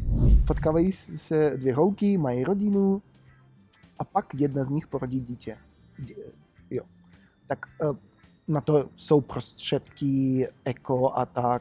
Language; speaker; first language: Czech; non-native, fluent; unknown